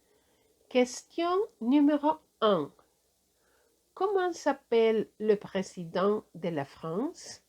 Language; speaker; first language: French; non-native, fluent; Spanish